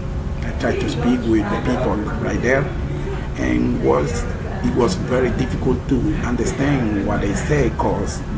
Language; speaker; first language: English; non-native, learner; Spanish